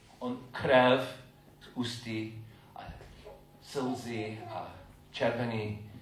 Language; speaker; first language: Czech; non-native, fluent; English